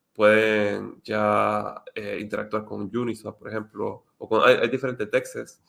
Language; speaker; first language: Spanish; native; Spanish